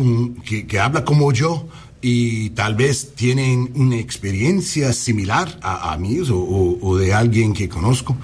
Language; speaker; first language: Spanish; early bilingual, heritage; English